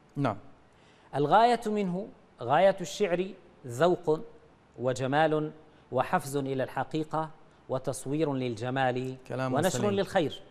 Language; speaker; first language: Arabic; native; Arabic